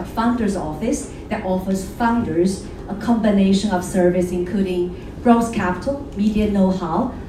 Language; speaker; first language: English; non-native, fluent; Chinese